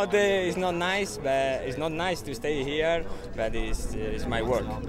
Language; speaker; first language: English; non-native, learner; Spanish